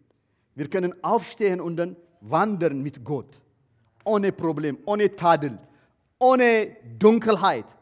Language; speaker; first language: German; non-native, learner; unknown